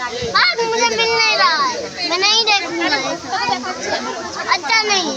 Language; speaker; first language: Hindi; non-native, local second language; Bangla